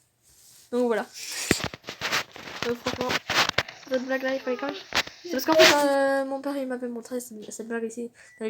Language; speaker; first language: French; native; French